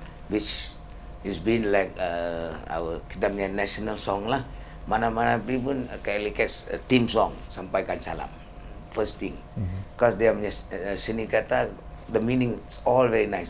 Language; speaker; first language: English; non-native, local second language; Tamil